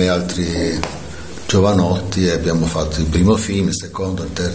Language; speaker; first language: Italian; native; Italian